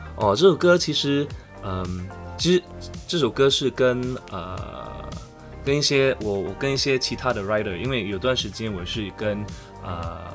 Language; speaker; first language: Chinese; non-native, local second language; English